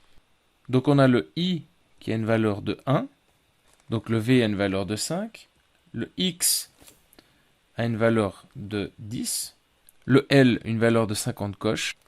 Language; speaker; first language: French; native; French